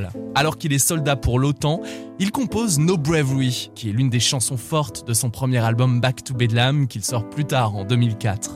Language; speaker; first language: French; native; French